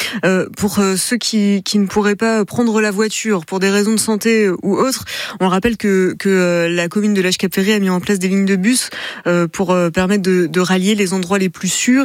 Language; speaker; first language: French; native; French